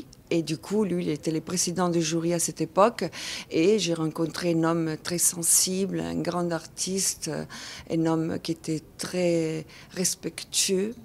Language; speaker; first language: French; non-native, fluent; Italian